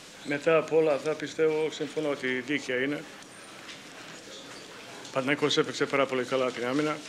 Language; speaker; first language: Greek; non-native, fluent; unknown